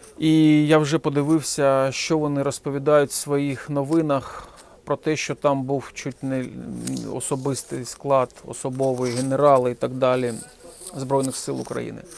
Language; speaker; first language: Ukrainian; non-native, local second language; Russian